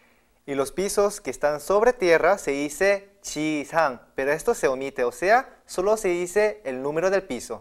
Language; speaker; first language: Spanish; non-native, fluent; Korean